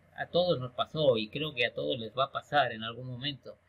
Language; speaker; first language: Spanish; native; Spanish